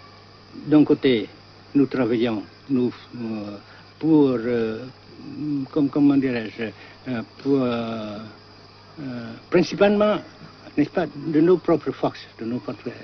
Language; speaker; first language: French; non-native, local second language; Vietnamese